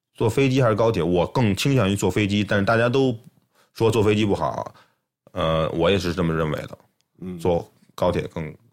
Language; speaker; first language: Chinese; native; Chinese